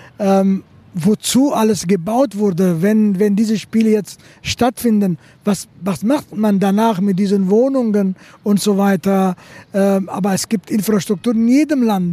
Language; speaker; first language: German; non-native, fluent; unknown